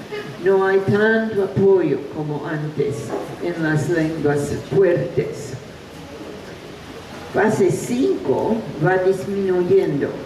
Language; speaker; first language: Spanish; non-native, fluent; English